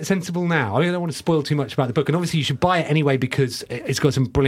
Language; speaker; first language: English; native; English